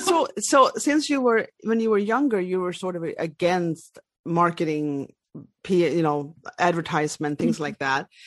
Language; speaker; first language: English; non-native, fluent; Swedish